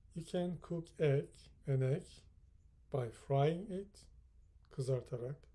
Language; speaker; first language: English; non-native, fluent; Turkish